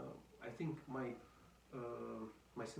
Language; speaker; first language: English; non-native, learner; Russian